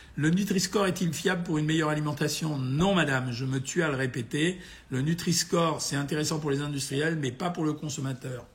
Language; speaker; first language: French; native; French